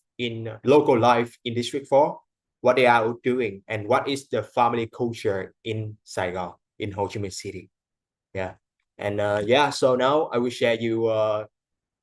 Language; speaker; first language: English; non-native, fluent; Vietnamese